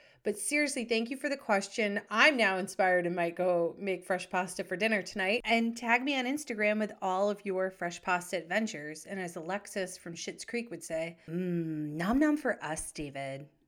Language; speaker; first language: English; native; English